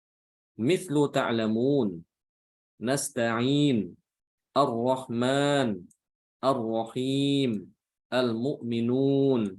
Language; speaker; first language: Arabic; non-native, fluent; Indonesian